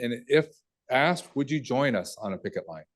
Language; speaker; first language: English; native; English